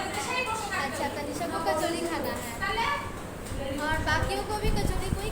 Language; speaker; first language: Hindi; native; Hindi